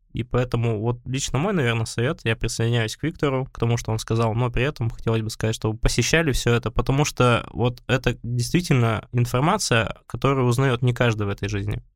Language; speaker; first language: Russian; native; Russian